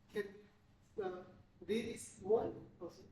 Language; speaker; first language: English; non-native, learner; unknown